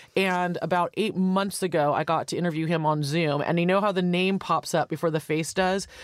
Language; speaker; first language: English; native; English